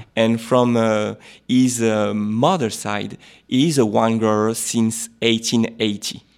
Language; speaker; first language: English; non-native, fluent; French